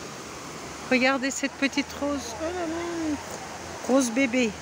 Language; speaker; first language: French; non-native, fluent; Turkish